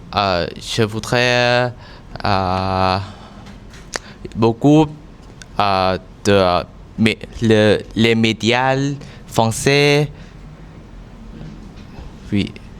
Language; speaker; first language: French; non-native, learner; Thai